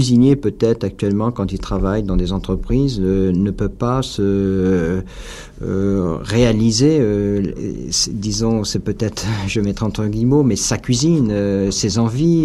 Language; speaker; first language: French; native; French